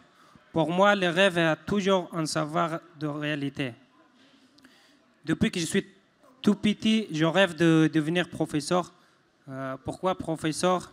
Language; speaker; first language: French; non-native, fluent; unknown